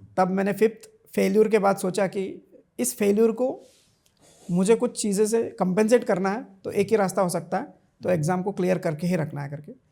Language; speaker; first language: Hindi; non-native, local second language; Kannada